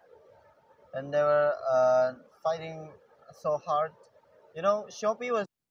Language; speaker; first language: English; non-native, learner; Indonesian